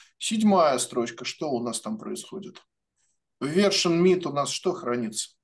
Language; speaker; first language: Russian; native; Russian